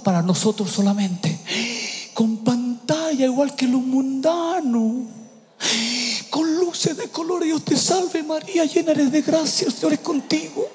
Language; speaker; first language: Spanish; native; Spanish